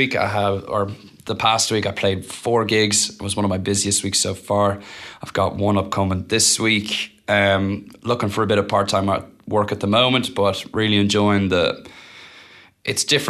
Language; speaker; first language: English; native; English